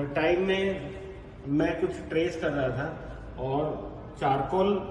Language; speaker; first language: Hindi; non-native, local second language; Gujarati